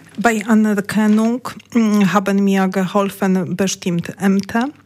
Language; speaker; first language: German; non-native, learner; Polish